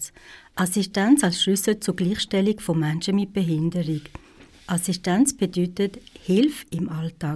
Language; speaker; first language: German; native; German